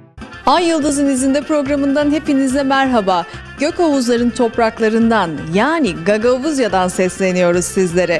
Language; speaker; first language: Turkish; native; Turkish